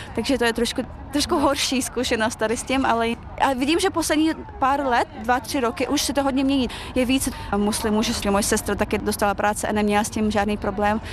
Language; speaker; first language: Czech; early bilingual, other home language; Chechen